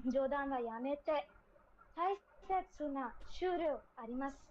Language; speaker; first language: Japanese; non-native, learner; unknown